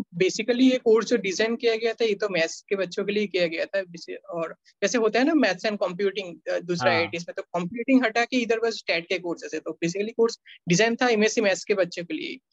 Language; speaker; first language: Hindi; non-native, local second language; Bangla